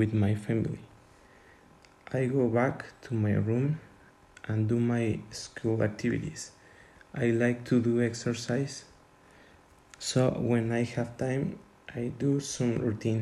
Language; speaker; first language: English; non-native, learner; Spanish